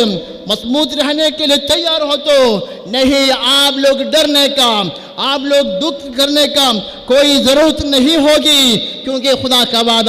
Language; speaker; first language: Hindi; non-native, local second language; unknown